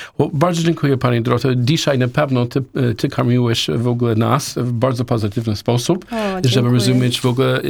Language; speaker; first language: Polish; non-native, learner; English